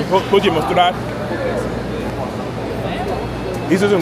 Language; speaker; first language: Portuguese; non-native, learner; English